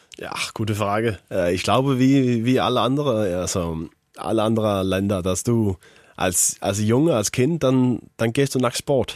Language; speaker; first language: German; non-native, learner; Faroese